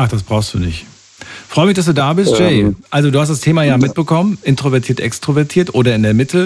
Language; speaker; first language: German; native; German